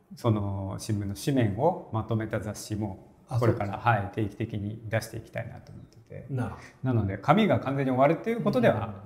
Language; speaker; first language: Japanese; native; Japanese